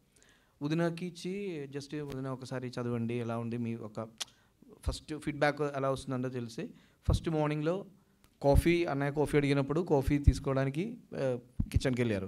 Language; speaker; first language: Telugu; non-native, learner; Malayalam